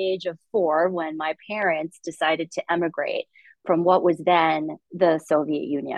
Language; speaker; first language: English; early bilingual, other home language; Russian